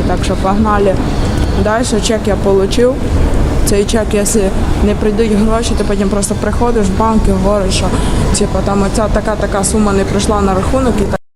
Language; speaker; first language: Ukrainian; native; Ukrainian